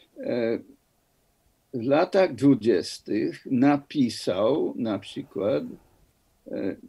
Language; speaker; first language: Polish; non-native, fluent; English